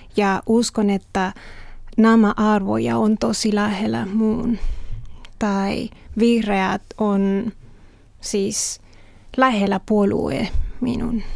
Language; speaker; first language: Finnish; non-native, learner; Spanish